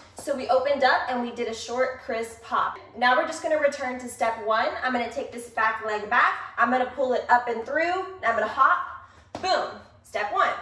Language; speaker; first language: English; native; English